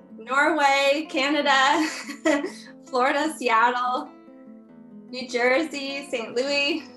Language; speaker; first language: English; native; English